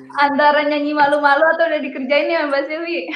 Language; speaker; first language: Indonesian; native; Indonesian